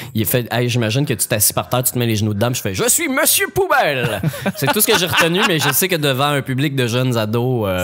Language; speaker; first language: French; native; French